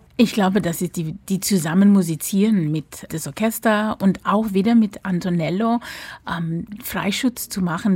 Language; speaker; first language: German; non-native, fluent; English